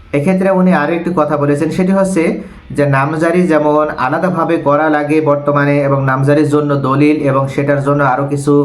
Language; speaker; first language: Bangla; native; Bangla